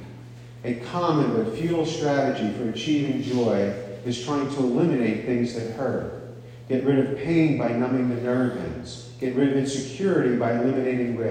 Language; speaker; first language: English; native; English